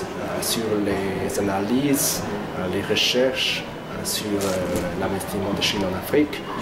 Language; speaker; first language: French; non-native, fluent; Chinese